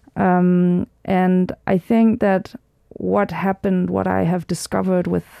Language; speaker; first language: English; early bilingual, heritage; Danish